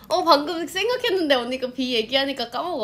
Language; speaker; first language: Korean; non-native, fluent; Thai